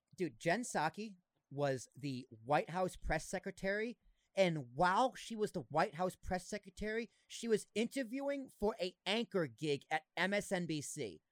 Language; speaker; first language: English; native; English